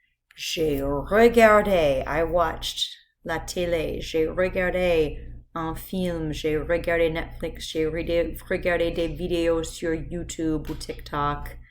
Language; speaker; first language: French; non-native, fluent; English